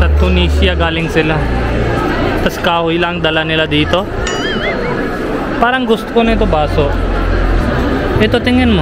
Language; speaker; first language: Filipino; non-native, learner; Hindi